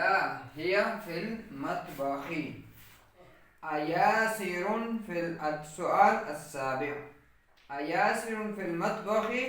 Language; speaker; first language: Arabic; non-native, fluent; Urdu